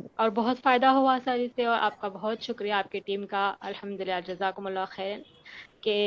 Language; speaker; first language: Hindi; native; Hindi